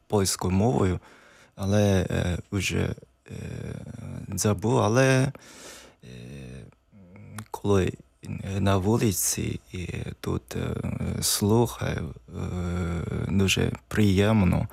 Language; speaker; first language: Ukrainian; non-native, learner; Japanese